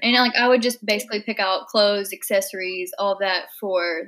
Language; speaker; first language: English; native; English